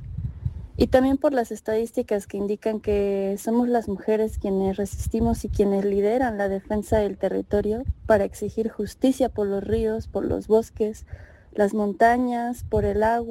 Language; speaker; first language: Spanish; native; Spanish